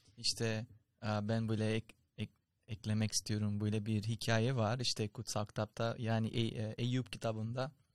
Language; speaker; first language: Turkish; non-native, fluent; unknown